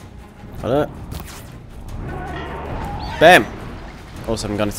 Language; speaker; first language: German; native; German